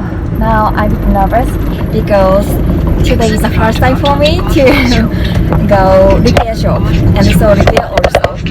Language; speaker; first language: English; non-native, learner; Japanese